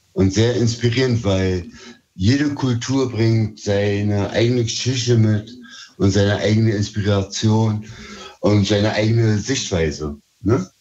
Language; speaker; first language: German; early bilingual, other home language; Turkish